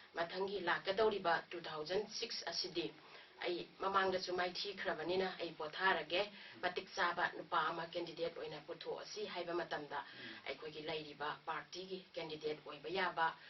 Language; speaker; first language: Manipuri; native; Manipuri